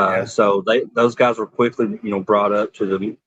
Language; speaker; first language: English; native; English